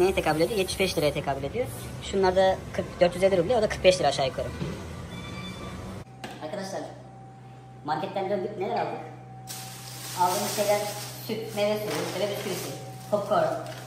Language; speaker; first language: Turkish; native; Turkish